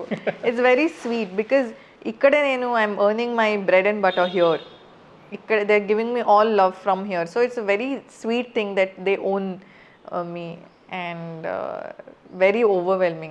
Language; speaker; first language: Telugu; non-native, fluent; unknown